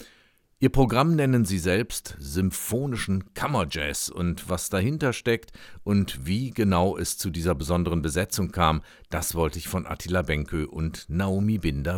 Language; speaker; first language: German; native; German